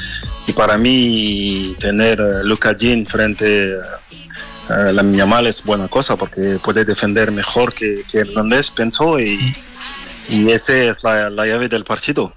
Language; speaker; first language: Spanish; non-native, fluent; French